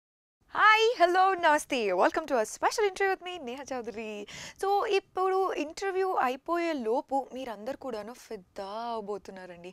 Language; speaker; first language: Telugu; native; Telugu